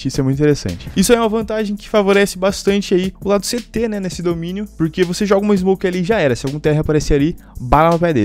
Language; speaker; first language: Portuguese; native; Portuguese